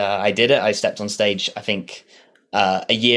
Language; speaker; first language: English; native; English